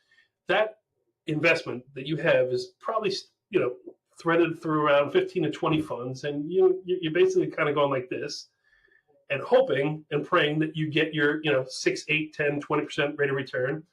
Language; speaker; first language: English; native; English